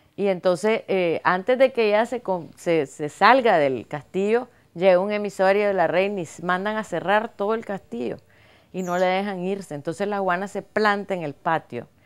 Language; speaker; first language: Spanish; native; Spanish